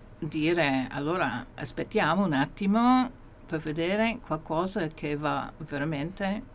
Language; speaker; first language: Italian; non-native, fluent; English